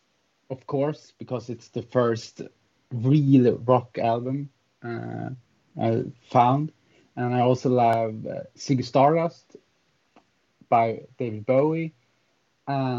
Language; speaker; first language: English; non-native, fluent; Swedish